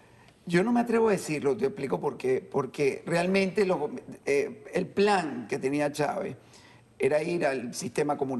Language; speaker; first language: Spanish; native; Spanish